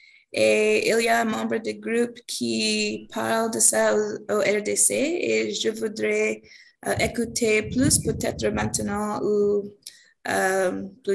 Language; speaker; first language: French; non-native, fluent; English